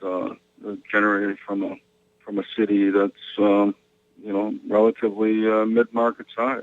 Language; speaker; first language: English; native; English